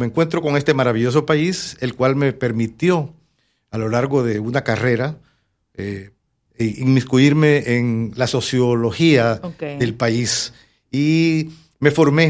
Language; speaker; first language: Spanish; native; Spanish